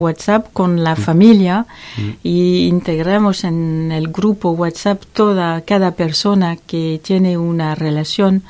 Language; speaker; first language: Spanish; non-native, learner; French